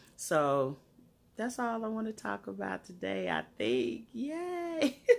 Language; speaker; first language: English; native; English